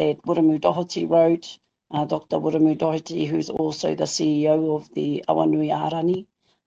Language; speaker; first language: English; non-native, local second language; Māori